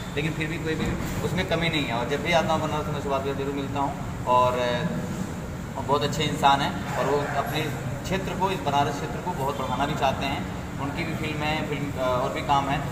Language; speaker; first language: Hindi; native; Hindi